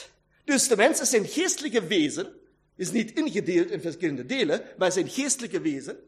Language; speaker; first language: Dutch; non-native, fluent; German